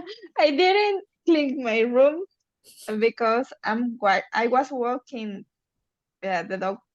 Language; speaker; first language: English; non-native, learner; Spanish